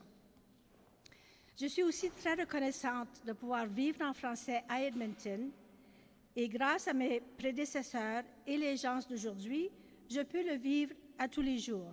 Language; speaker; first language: French; native; French